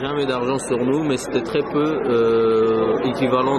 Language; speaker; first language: French; non-native, fluent; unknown